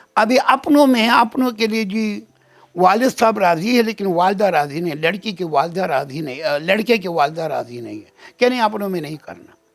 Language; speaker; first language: Urdu; non-native, local second language; Pashto